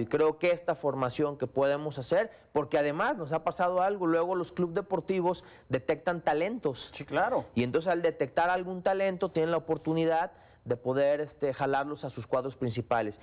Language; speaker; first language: Spanish; native; Spanish